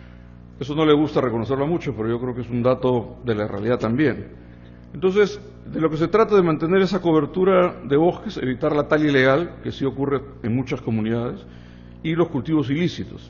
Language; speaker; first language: Spanish; native; Spanish